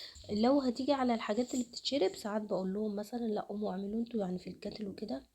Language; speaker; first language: Arabic; native; Arabic